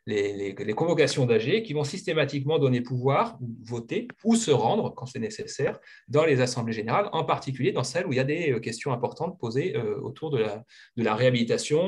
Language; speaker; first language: French; native; French